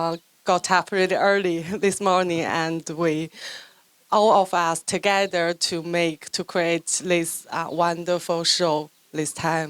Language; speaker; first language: English; non-native, fluent; Chinese